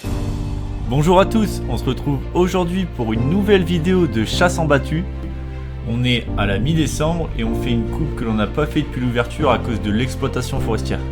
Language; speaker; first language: French; native; French